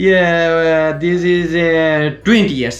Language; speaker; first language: English; non-native, learner; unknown